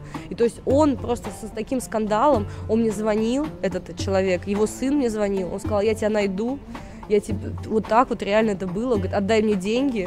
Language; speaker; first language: Russian; native; Russian